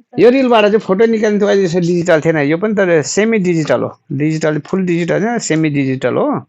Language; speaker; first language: Nepali; native; Nepali